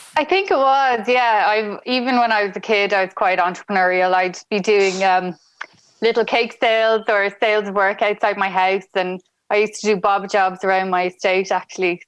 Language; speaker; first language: English; native; English